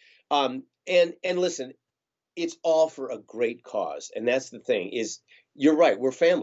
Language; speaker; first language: English; native; English